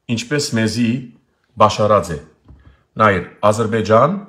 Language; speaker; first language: Armenian; early bilingual, heritage; Armenian